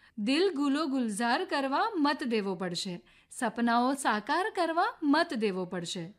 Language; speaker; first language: Gujarati; native; Gujarati